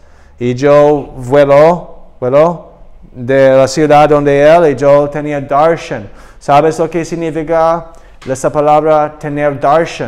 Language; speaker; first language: Spanish; non-native, learner; English